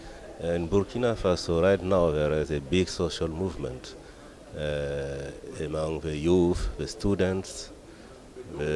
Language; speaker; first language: English; non-native, learner; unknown